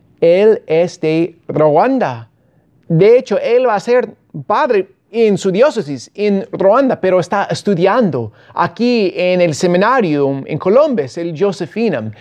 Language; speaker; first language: Spanish; non-native, fluent; English